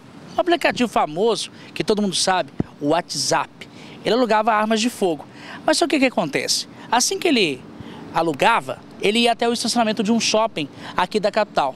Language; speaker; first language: Portuguese; native; Portuguese